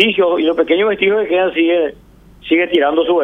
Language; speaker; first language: Spanish; native; Spanish